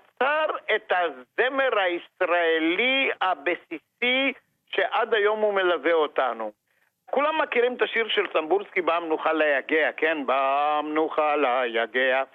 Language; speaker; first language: Hebrew; non-native, fluent; Romanian